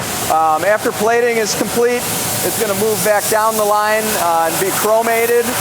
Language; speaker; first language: English; native; English